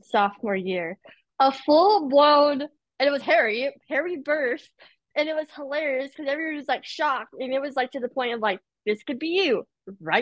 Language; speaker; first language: English; native; English